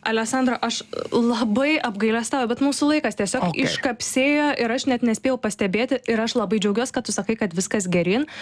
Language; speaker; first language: Lithuanian; native; Lithuanian